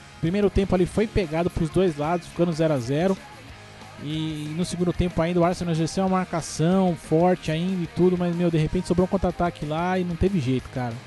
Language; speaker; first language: Portuguese; native; Portuguese